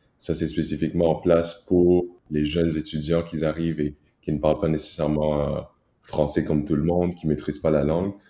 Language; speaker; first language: French; early bilingual, other home language; Kinyarwanda